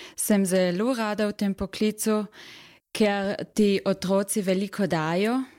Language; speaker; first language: Slovenian; native; Slovenian